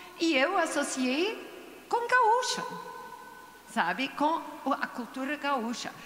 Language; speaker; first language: Portuguese; non-native, fluent; English